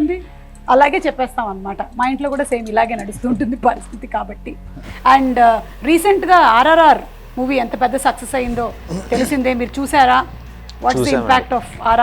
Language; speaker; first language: Telugu; native; Telugu